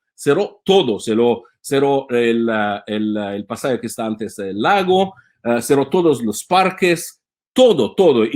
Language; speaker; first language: Spanish; non-native, fluent; Italian